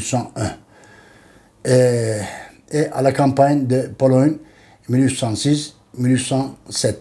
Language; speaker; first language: French; non-native, learner; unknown